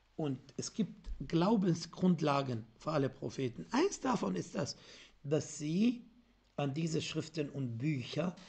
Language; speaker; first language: German; non-native, fluent; Arabic